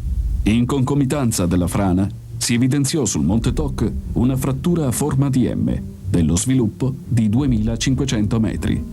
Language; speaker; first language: Italian; native; Italian